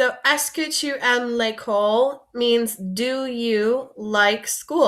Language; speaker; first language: French; non-native, fluent; English